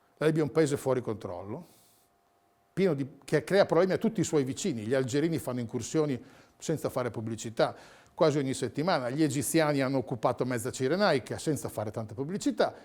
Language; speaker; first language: Italian; native; Italian